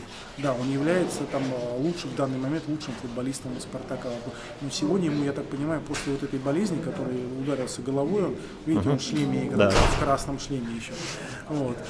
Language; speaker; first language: Russian; native; Russian